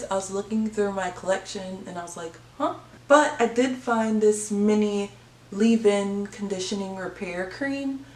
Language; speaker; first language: English; native; English